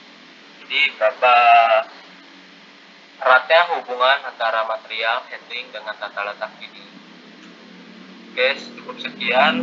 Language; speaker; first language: Indonesian; native; Indonesian